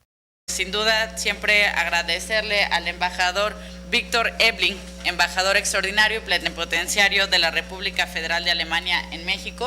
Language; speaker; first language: Spanish; native; Spanish